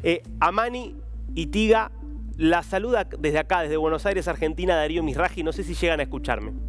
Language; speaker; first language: Spanish; native; Spanish